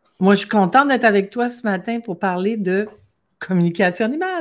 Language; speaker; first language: French; native; French